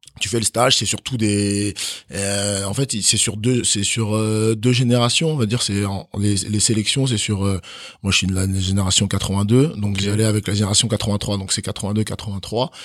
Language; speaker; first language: French; early bilingual, other home language; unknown